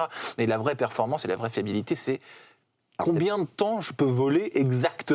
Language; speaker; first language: French; native; French